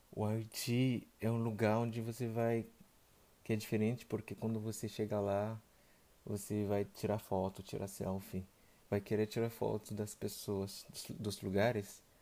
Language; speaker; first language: Portuguese; non-native, fluent; Haitian Creole